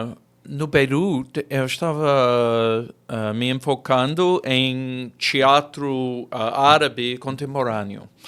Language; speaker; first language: Portuguese; non-native, fluent; English